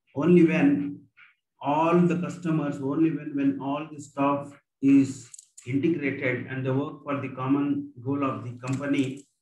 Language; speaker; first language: English; non-native, local second language; Kannada